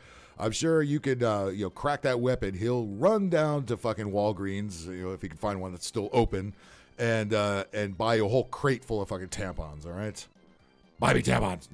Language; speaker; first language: English; native; English